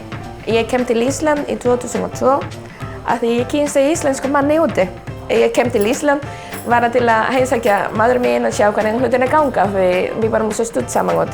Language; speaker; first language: Icelandic; non-native, fluent; Spanish